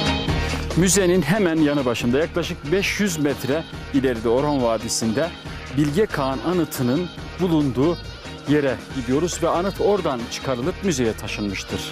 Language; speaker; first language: Turkish; native; Turkish